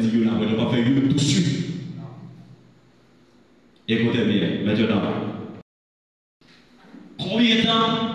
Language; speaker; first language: French; non-native, local second language; Haitian Creole